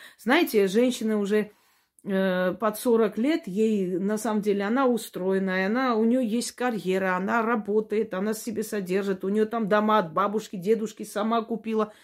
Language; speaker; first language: Russian; non-native, local second language; Armenian